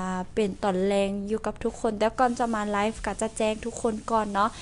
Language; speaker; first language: Lao; non-native, local second language; Hmong